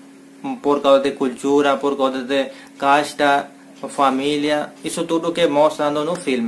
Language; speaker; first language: Portuguese; non-native, learner; Hindi